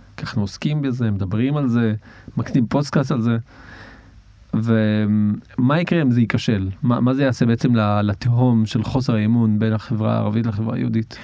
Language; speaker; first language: Hebrew; non-native, local second language; Arabic